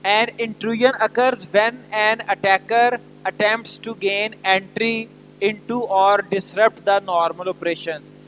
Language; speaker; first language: English; non-native, local second language; Urdu